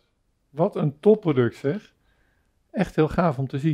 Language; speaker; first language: Dutch; native; Dutch